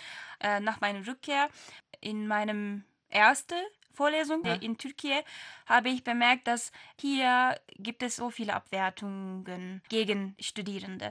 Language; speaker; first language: German; non-native, learner; Turkish